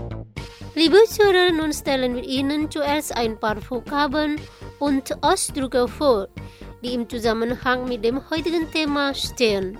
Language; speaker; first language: German; non-native, fluent; Indonesian